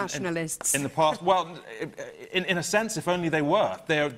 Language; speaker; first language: English; native; English